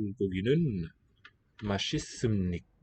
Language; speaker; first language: Korean; non-native, learner; English